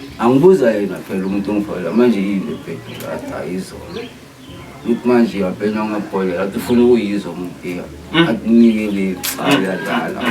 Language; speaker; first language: Zulu; non-native, local second language; South Ndebele